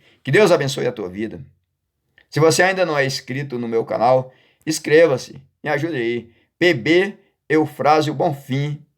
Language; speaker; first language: Portuguese; native; Portuguese